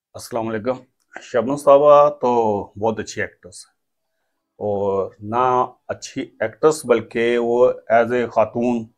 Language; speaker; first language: Urdu; native; Urdu